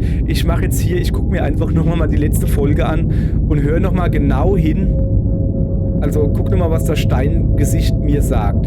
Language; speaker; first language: German; native; German